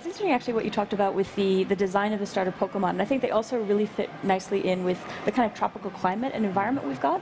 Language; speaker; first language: English; native; English